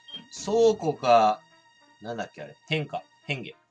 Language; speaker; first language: Japanese; native; Japanese